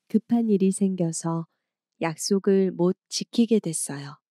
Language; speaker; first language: Korean; native; Korean